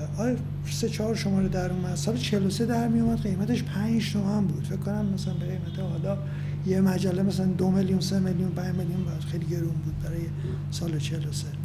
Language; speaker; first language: Persian; non-native, local second language; Armenian